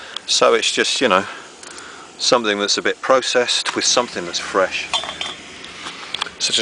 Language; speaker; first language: English; native; English